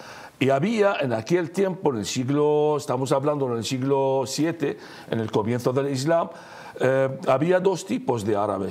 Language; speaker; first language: Spanish; non-native, fluent; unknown